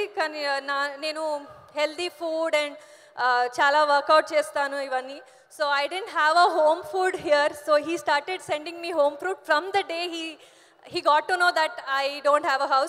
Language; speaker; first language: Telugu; non-native, learner; Kannada